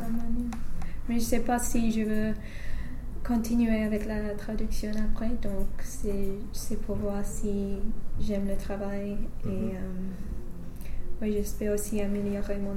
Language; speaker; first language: French; non-native, fluent; English